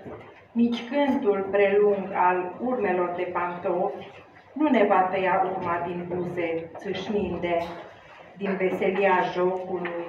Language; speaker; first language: Romanian; native; Romanian